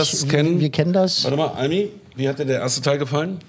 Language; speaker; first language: German; native; German